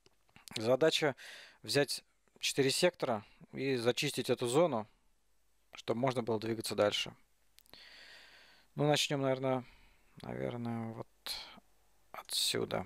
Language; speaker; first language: Russian; native; Russian